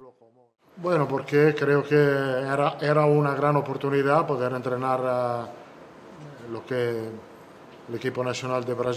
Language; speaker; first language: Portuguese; non-native, learner; Italian